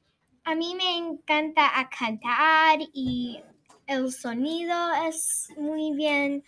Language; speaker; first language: Spanish; non-native, learner; English